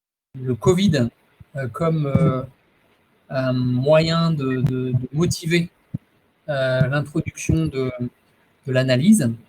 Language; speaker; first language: French; native; French